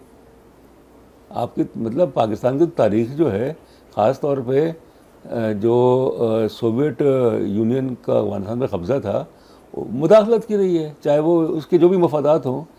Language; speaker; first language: Urdu; native; Urdu